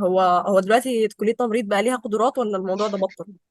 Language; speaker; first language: Arabic; native; Arabic